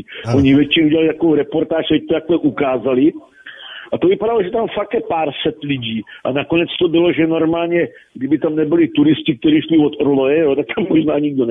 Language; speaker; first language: Czech; native; Czech